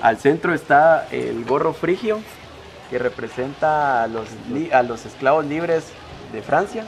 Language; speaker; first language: Spanish; native; Spanish